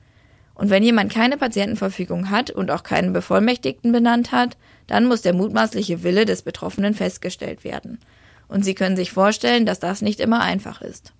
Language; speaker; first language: German; native; German